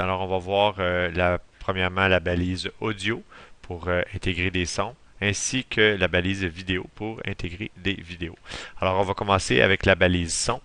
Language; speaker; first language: French; native; French